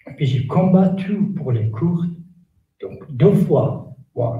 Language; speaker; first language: French; non-native, learner; Kurdish